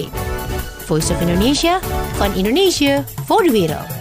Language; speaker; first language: Dutch; non-native, fluent; Indonesian